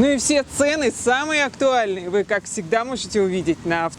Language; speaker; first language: Russian; native; Russian